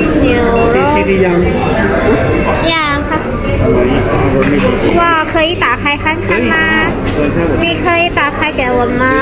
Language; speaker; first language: Chinese; non-native, learner; Thai